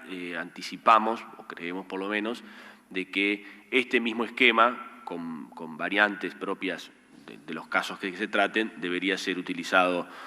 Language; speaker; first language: Spanish; native; Spanish